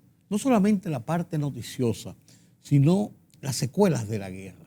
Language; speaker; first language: Spanish; native; Spanish